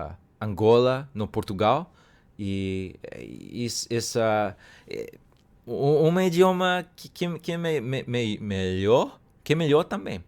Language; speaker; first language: Portuguese; non-native, learner; Cantonese